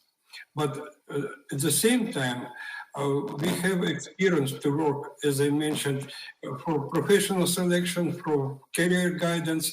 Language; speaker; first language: English; non-native, fluent; Ukrainian